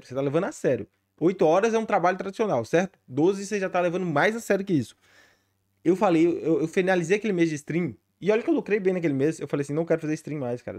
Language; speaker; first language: Portuguese; native; Portuguese